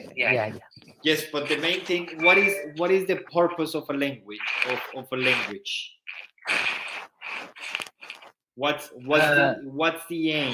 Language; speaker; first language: English; non-native, fluent; Spanish